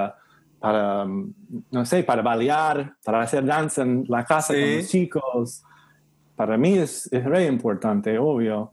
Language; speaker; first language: Spanish; non-native, learner; English